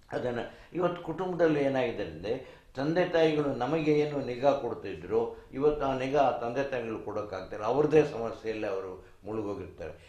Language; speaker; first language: Kannada; native; Kannada